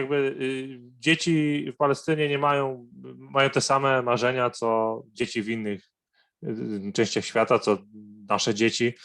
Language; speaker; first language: Polish; non-native, fluent; Arabic